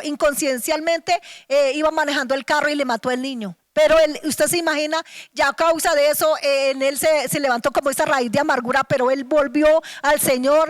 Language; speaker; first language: Spanish; native; Spanish